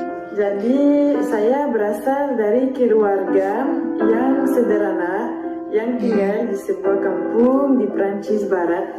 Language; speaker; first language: Indonesian; non-native, fluent; French